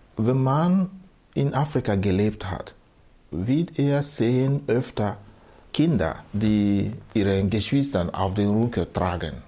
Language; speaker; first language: German; non-native, fluent; Igbo